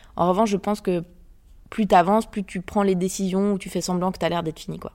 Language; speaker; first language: French; native; French